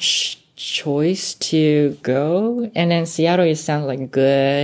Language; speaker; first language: English; non-native, fluent; Japanese